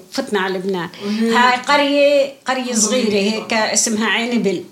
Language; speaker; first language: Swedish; non-native, learner; Arabic